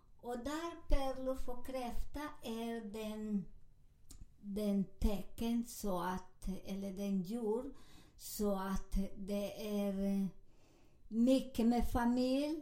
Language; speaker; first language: Swedish; non-native, learner; Spanish